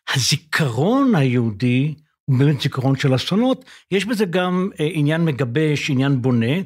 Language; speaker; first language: Hebrew; native; Hebrew